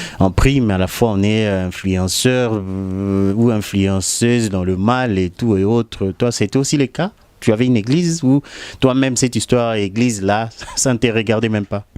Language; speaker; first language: French; non-native, local second language; Lingala